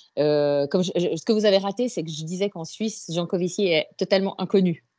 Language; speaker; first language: French; native; French